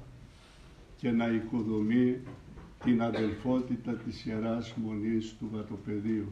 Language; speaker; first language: Greek; native; Greek